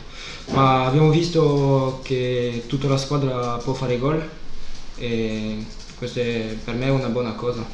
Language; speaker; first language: Italian; non-native, fluent; French